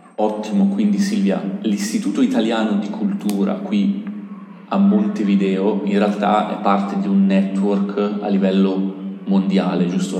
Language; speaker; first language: Italian; native; Italian